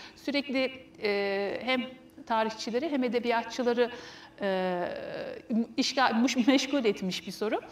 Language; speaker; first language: Turkish; native; Turkish